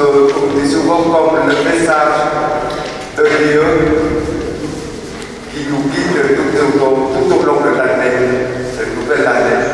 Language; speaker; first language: French; non-native, fluent; Vietnamese